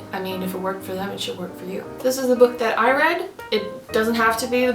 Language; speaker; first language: English; non-native, fluent; Swedish